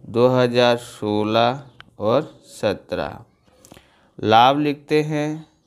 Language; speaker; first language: Hindi; non-native, local second language; Gujarati